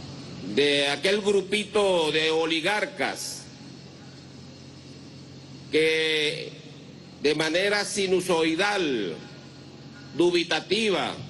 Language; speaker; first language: Spanish; native; Spanish